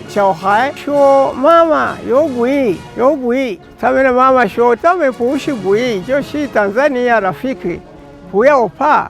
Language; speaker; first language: Chinese; non-native, fluent; Swahili